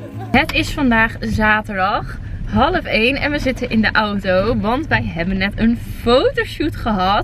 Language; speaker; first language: Dutch; native; Dutch